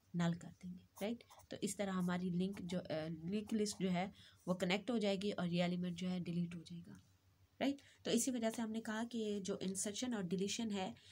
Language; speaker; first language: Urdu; native; Urdu